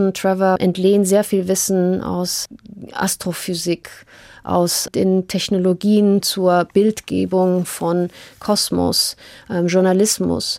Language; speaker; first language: German; early bilingual, heritage; German